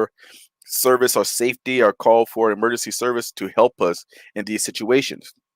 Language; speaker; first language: English; native; English